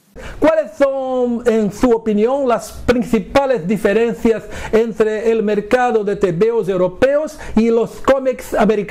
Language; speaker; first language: Spanish; non-native, fluent; Portuguese